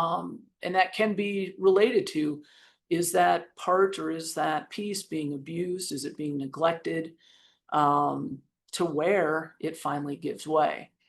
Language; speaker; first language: English; native; English